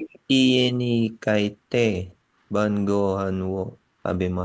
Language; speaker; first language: Japanese; non-native, learner; Filipino